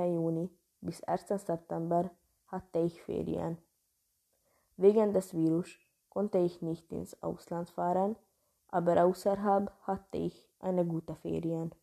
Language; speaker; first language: German; non-native, learner; Hungarian